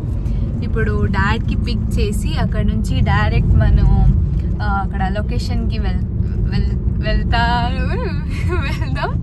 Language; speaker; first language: Telugu; non-native, local second language; Kannada